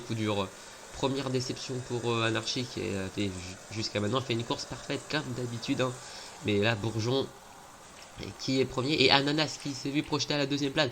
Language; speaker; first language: French; native; French